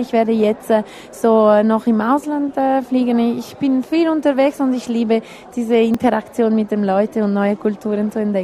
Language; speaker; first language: German; non-native, local second language; Italian